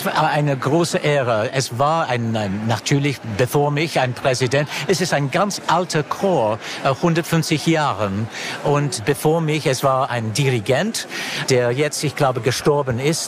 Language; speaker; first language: German; non-native, fluent; English